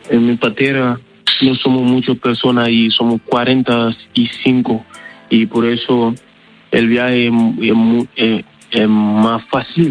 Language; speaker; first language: Spanish; non-native, learner; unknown